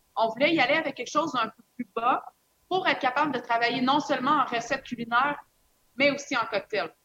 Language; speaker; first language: French; native; French